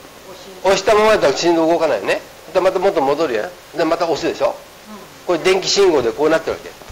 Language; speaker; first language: Japanese; native; Japanese